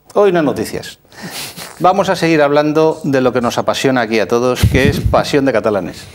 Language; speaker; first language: Spanish; native; Spanish